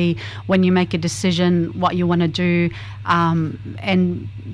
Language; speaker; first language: English; non-native, fluent; Arabic